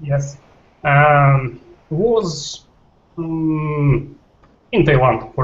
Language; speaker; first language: English; non-native, learner; Russian